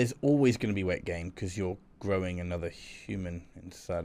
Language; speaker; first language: English; native; English